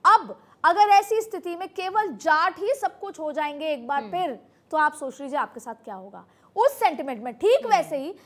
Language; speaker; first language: Hindi; native; Hindi